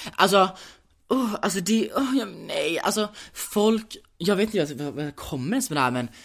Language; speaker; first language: Swedish; early bilingual, heritage; Swedish